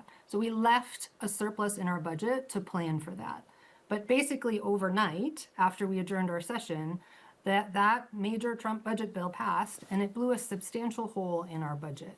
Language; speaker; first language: English; native; English